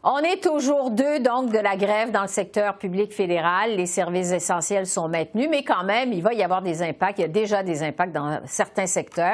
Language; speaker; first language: French; native; French